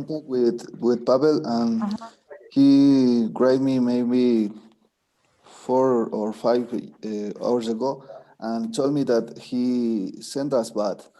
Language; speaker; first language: English; non-native, learner; Spanish